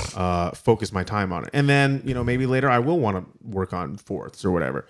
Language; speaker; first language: English; native; English